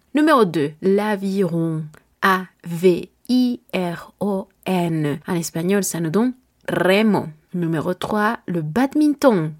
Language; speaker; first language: French; non-native, learner; Spanish